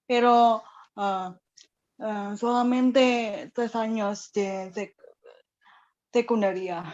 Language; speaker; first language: Spanish; non-native, learner; Indonesian